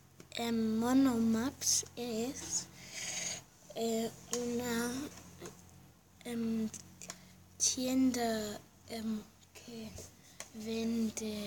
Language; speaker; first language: Spanish; early bilingual, heritage; Spanish